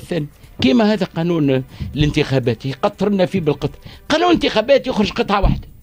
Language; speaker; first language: Arabic; native; Arabic